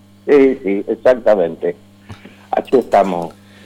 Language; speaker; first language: Spanish; native; Spanish